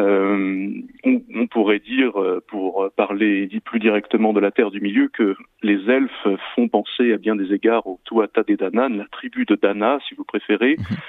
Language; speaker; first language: French; native; French